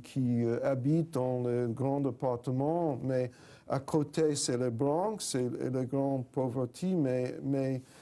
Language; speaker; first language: French; non-native, fluent; English